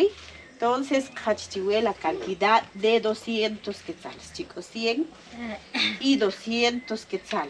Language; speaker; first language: Spanish; non-native, local second language; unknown